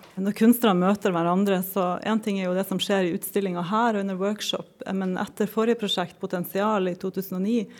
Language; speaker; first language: Norwegian; native; Norwegian